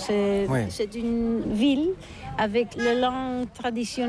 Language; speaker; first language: French; non-native, learner; Catalan